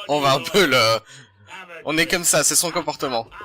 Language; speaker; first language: French; native; French